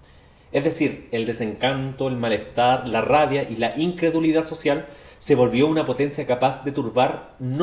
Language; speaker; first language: Spanish; native; Spanish